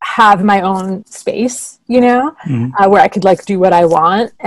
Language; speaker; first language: English; native; English